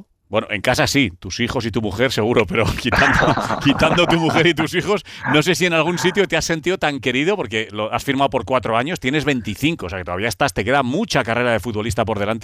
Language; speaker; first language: Spanish; native; Spanish